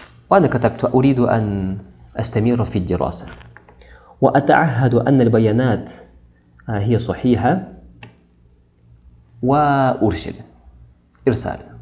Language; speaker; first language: Arabic; non-native, fluent; Kazakh